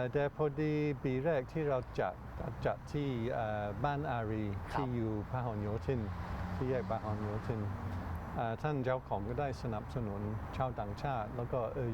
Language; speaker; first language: Thai; non-native, fluent; English